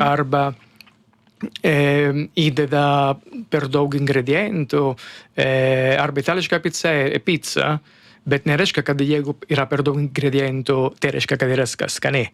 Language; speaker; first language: Lithuanian; non-native, learner; Italian